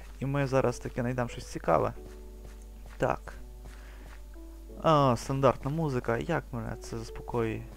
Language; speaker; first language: Ukrainian; native; Ukrainian